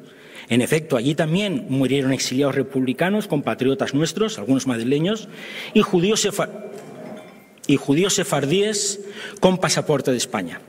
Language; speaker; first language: Spanish; native; Spanish